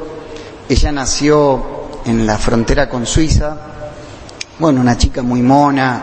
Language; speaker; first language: Spanish; native; Spanish